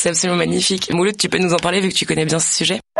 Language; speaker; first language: French; native; French